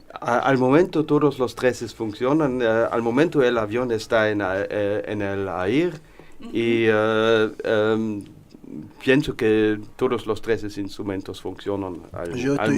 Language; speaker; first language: Spanish; non-native, learner; German